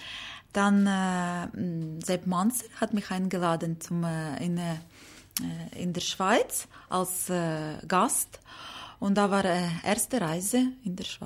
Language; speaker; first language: German; non-native, learner; Ukrainian